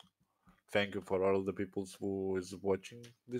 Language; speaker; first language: English; non-native, learner; Lithuanian